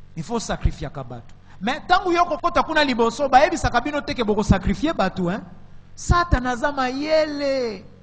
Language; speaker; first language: Lingala; native; Lingala